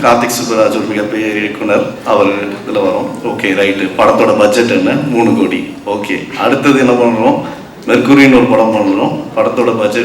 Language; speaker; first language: Tamil; native; Tamil